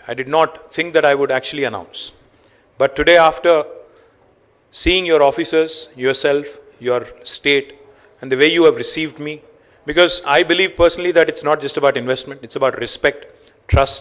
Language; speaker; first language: English; non-native, local second language; Telugu